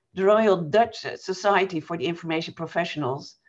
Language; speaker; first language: English; non-native, fluent; Dutch